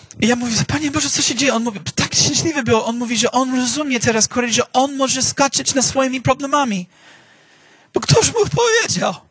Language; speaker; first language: Polish; non-native, fluent; English